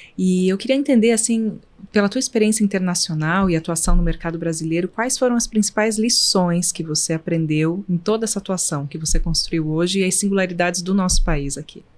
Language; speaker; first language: Portuguese; native; Portuguese